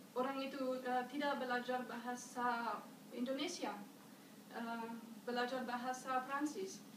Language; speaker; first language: Indonesian; non-native, learner; German